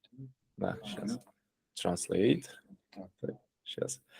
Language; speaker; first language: Russian; native; Russian